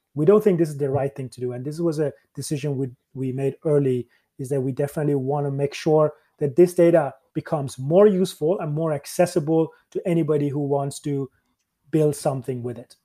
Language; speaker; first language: English; early bilingual, other home language; Persian